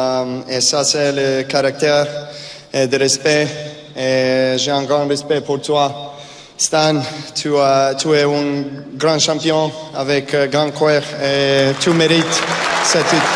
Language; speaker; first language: French; non-native, learner; Serbian